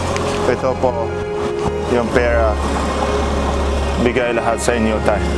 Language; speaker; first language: Filipino; non-native, learner; Arabic